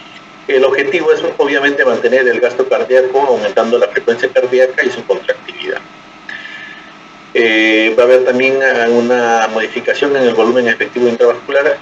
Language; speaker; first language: Spanish; native; Spanish